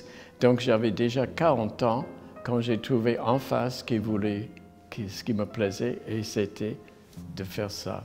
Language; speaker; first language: French; non-native, fluent; English